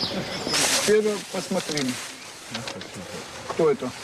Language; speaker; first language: Russian; non-native, learner; French